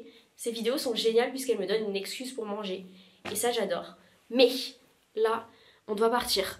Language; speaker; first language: French; native; French